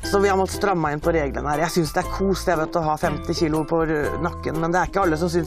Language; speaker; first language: Norwegian; native; Norwegian